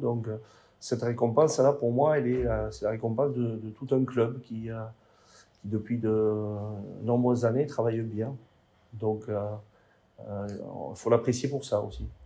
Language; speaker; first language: French; native; French